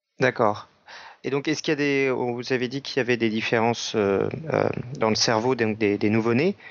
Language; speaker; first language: French; native; French